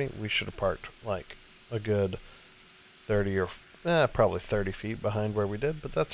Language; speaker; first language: English; native; English